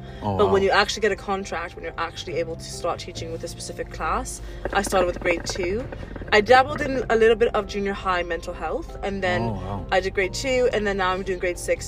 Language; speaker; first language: English; native; English